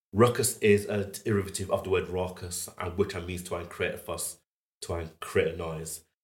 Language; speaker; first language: English; native; English